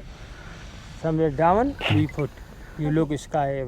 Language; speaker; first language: English; non-native, learner; Hindi